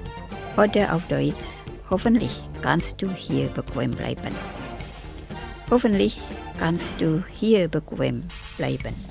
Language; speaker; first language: German; non-native, fluent; Indonesian